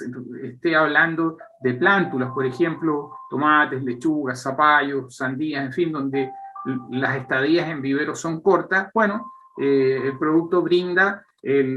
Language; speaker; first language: Spanish; native; Spanish